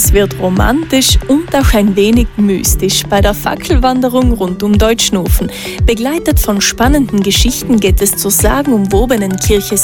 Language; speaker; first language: German; native; German